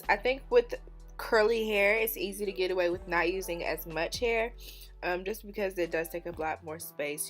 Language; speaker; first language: English; native; English